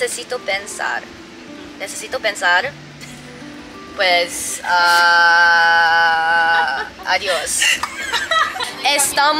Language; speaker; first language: Spanish; non-native, learner; English